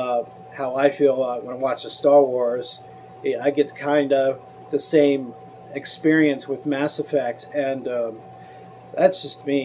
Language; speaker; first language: English; native; English